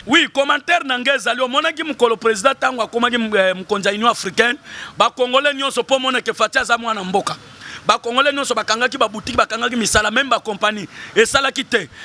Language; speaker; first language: Lingala; non-native, local second language; Kituba (Democratic Republic of Congo)